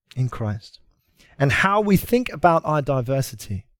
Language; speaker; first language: English; native; English